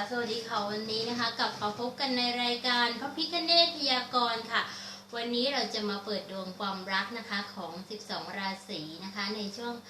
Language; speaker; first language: Thai; native; Thai